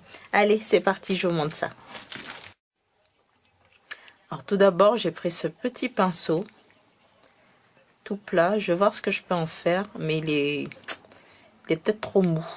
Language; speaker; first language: French; native; French